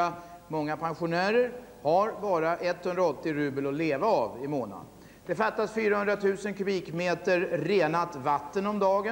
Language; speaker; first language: Swedish; native; Swedish